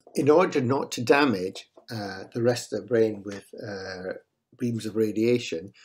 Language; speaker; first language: English; native; English